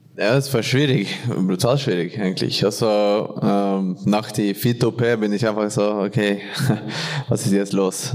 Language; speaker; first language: German; non-native, fluent; Norwegian